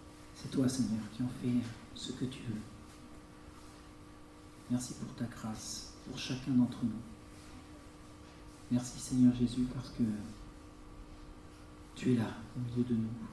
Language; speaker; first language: French; native; French